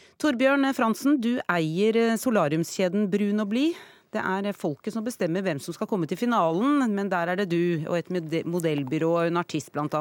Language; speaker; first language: Norwegian; native; Norwegian